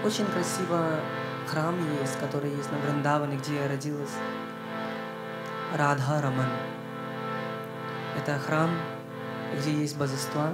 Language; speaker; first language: Russian; non-native, learner; Hindi